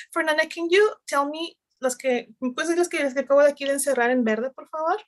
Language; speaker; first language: Spanish; native; Spanish